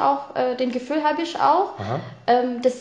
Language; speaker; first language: German; non-native, fluent; Filipino